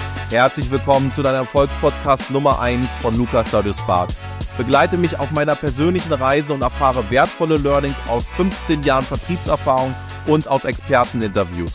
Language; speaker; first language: German; native; German